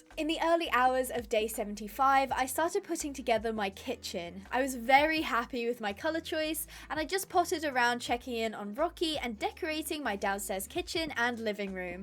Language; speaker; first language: English; native; English